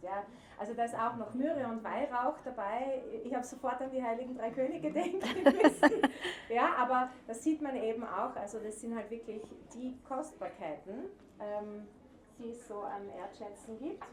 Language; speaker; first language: German; native; German